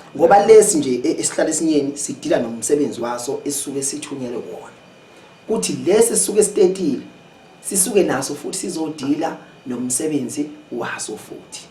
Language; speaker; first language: Zulu; native; Zulu